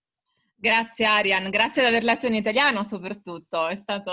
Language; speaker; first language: Italian; native; Italian